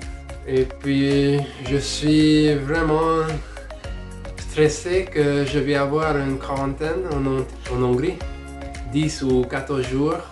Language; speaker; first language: French; non-native, fluent; Hungarian